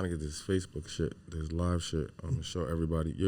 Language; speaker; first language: English; native; English